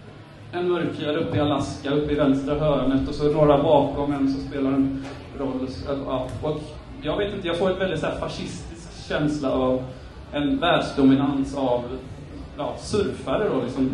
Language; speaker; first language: Swedish; native; Swedish